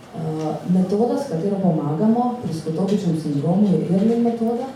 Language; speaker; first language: Slovenian; native; Slovenian